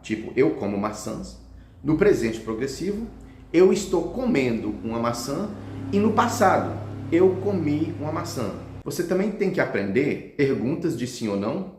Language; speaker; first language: Portuguese; early bilingual, heritage; Portuguese